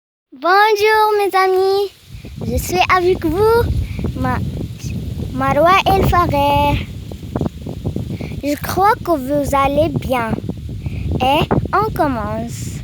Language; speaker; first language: French; non-native, learner; Arabic